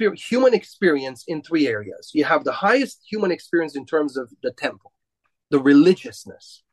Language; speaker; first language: English; non-native, fluent; Romanian